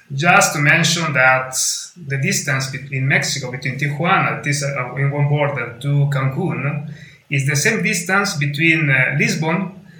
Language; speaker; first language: English; non-native, fluent; Italian